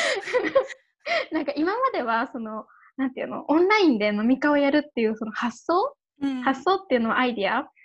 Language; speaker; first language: Japanese; native; Japanese